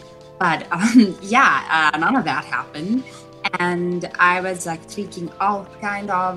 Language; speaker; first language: English; native; English